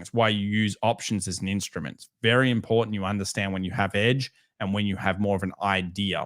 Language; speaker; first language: English; native; English